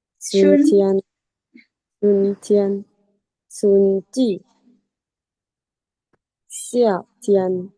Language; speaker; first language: Chinese; non-native, learner; Lao